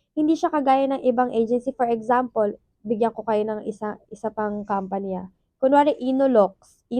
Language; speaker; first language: Filipino; native; Filipino